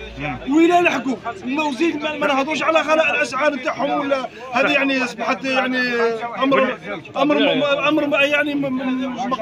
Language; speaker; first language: Arabic; native; Arabic